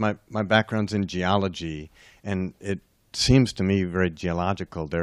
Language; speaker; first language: English; native; English